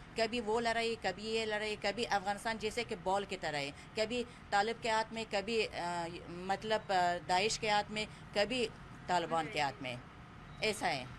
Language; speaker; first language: Hindi; non-native, fluent; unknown